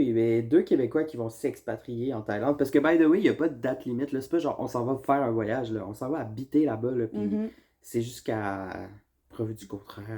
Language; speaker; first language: French; native; French